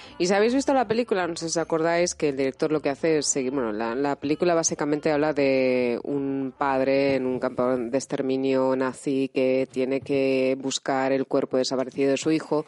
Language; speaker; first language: Spanish; native; Spanish